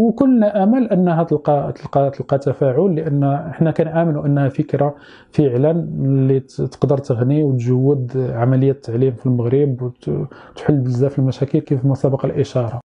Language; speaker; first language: Arabic; native; Arabic